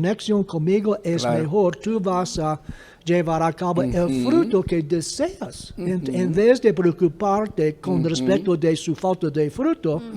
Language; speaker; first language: Spanish; non-native, fluent; English